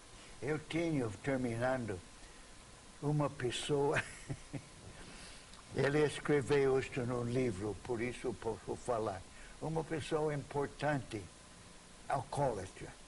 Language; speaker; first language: Portuguese; non-native, fluent; English